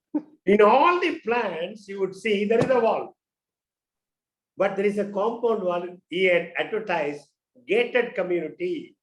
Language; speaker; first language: English; non-native, local second language; Tamil